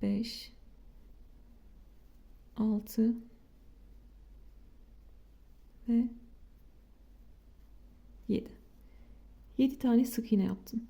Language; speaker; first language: Turkish; native; Turkish